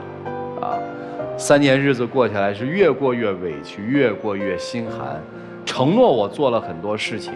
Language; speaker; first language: Chinese; native; Chinese